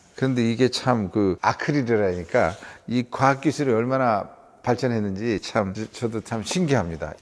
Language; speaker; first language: Korean; native; Korean